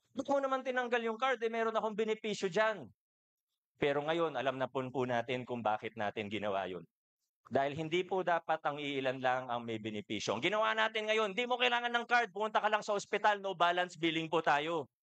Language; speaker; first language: Filipino; native; Filipino